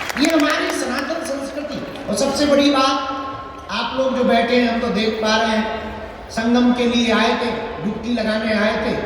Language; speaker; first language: Hindi; native; Hindi